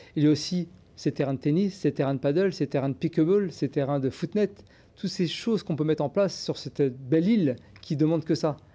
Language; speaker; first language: French; native; French